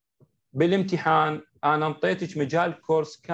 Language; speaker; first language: Arabic; native; Arabic